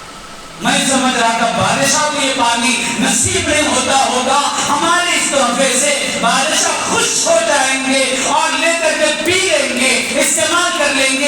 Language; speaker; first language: Urdu; native; Urdu